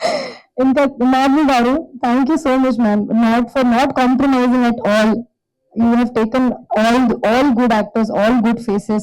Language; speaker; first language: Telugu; non-native, fluent; Hindi